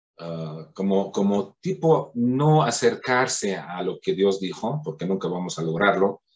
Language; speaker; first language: Spanish; non-native, fluent; Arabic